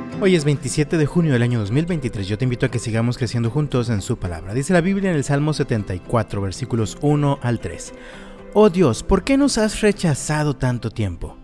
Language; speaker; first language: Spanish; native; Spanish